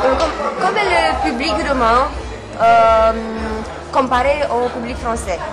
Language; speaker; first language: French; non-native, fluent; Romanian